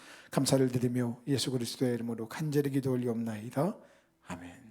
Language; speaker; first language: Korean; native; Korean